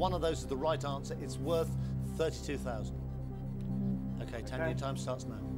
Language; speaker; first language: English; native; English